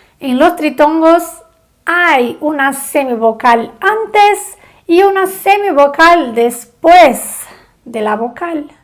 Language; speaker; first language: Spanish; non-native, fluent; Portuguese